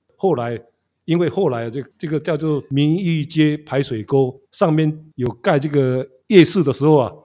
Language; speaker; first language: Chinese; native; Chinese